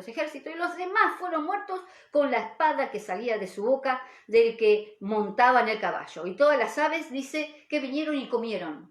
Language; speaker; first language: Spanish; native; Spanish